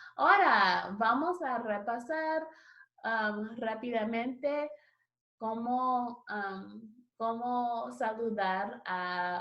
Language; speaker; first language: Spanish; non-native, learner; English